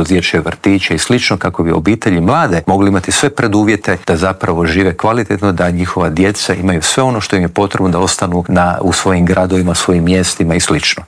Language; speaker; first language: Croatian; native; Croatian